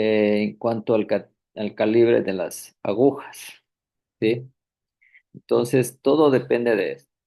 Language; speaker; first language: Spanish; native; Spanish